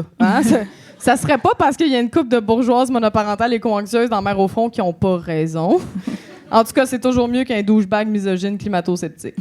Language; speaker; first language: French; native; French